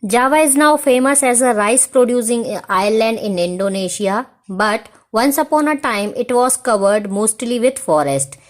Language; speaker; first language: English; non-native, local second language; Hindi